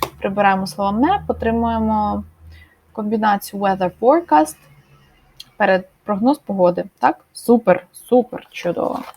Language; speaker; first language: Ukrainian; native; Ukrainian